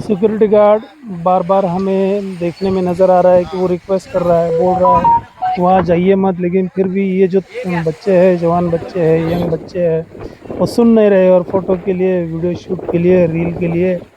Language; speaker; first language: Hindi; non-native, local second language; Marathi